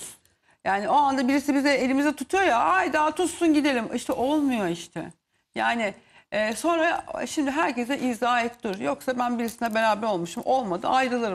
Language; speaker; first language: Turkish; native; Turkish